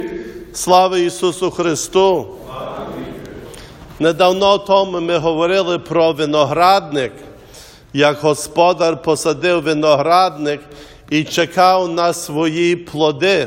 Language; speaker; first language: Ukrainian; early bilingual, heritage; Ukrainian